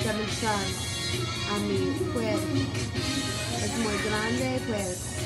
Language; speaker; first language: Spanish; non-native, learner; English